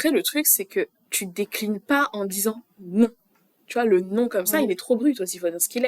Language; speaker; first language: French; native; French